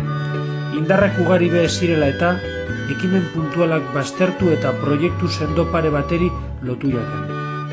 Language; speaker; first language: Basque; native; Basque